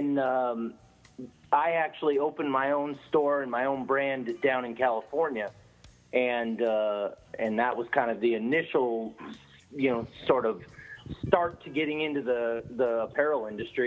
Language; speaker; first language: English; native; English